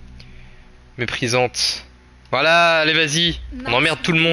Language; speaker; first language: French; native; French